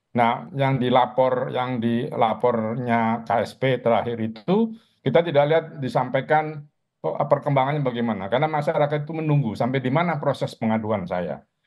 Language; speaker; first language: Indonesian; native; Indonesian